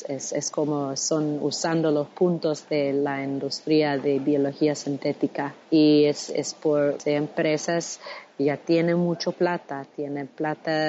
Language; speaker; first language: Spanish; non-native, fluent; English